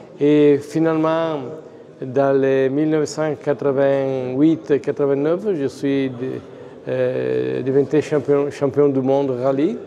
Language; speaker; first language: French; non-native, fluent; Italian